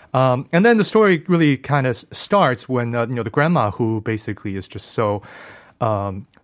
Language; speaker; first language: English; non-native, fluent; Chinese